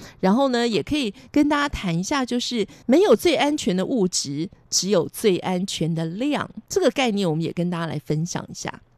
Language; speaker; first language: Chinese; native; Chinese